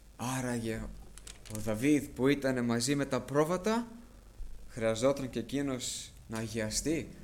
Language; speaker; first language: Greek; early bilingual, heritage; Greek